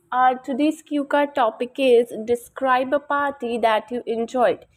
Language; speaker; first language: English; non-native, local second language; Punjabi